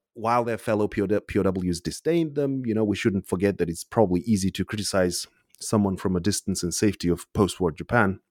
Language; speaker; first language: English; non-native, fluent; Uzbek